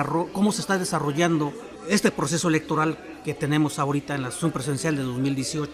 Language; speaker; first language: Spanish; native; Spanish